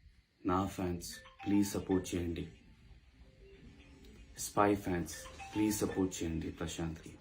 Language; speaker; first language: Telugu; non-native, local second language; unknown